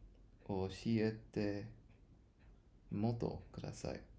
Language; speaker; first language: Japanese; non-native, learner; English